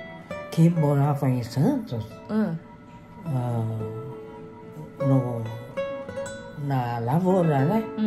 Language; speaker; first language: Portuguese; non-native, local second language; Japanese